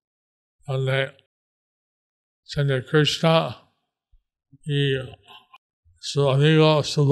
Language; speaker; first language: Spanish; non-native, learner; English